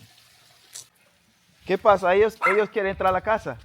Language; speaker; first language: Spanish; non-native, learner; English